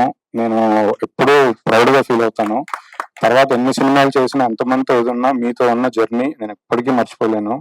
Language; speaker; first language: Telugu; native; Telugu